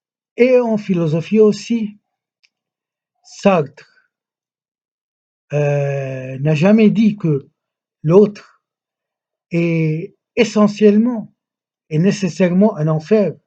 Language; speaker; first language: French; non-native, local second language; Arabic